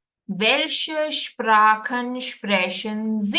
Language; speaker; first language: German; non-native, fluent; Hindi